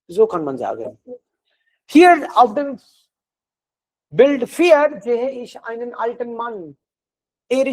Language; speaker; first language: German; non-native, fluent; Hindi